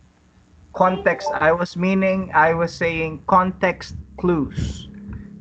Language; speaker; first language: English; non-native, fluent; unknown